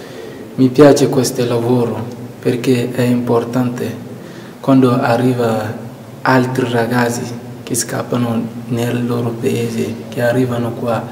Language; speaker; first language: Italian; non-native, learner; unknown